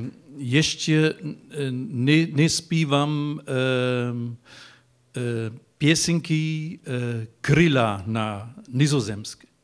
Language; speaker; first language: Czech; non-native, learner; Dutch